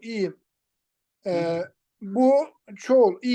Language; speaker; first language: Turkish; native; Turkish